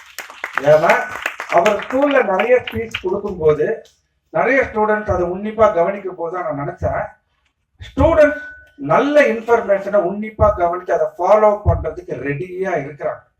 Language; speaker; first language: Tamil; native; Tamil